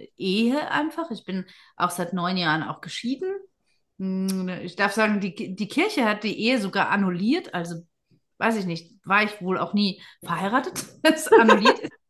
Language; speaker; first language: German; native; German